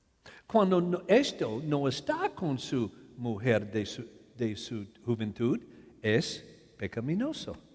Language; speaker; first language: Spanish; non-native, learner; English